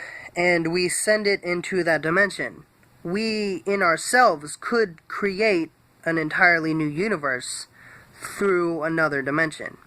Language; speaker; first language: English; native; English